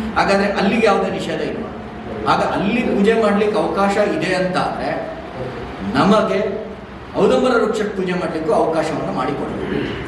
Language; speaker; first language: Kannada; native; Kannada